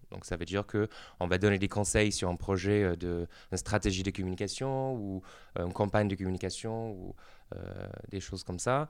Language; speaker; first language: French; non-native, fluent; English